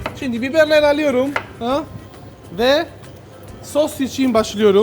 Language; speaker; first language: Turkish; non-native, learner; Italian